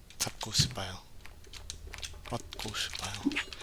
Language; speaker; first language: Korean; non-native, learner; English